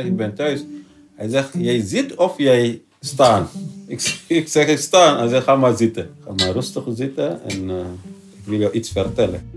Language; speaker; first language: Dutch; non-native, learner; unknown